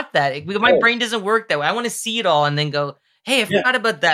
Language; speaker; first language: English; native; English